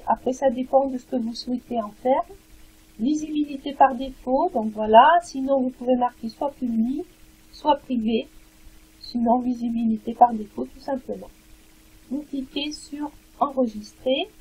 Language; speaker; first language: French; native; French